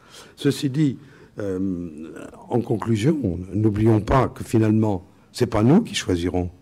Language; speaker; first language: French; native; French